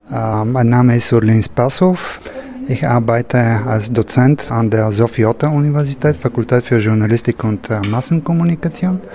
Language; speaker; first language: German; non-native, fluent; Bulgarian